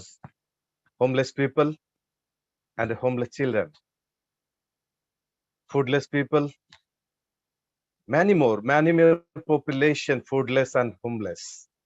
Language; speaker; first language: English; non-native, learner; Bangla